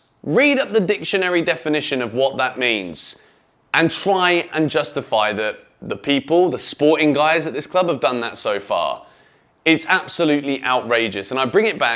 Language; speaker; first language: English; native; English